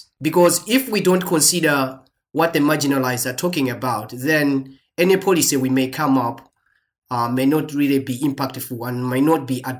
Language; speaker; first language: English; non-native, local second language; Nyanja